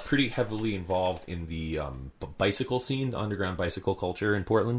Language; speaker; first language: English; native; English